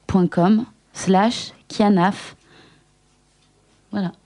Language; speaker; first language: French; native; French